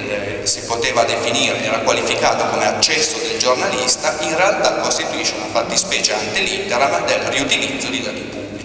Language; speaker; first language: Italian; native; Italian